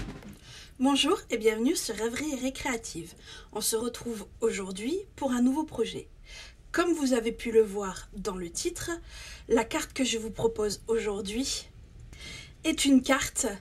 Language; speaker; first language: French; native; French